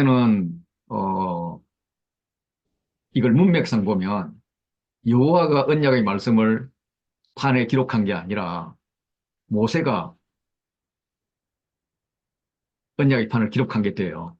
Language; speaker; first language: Korean; native; Korean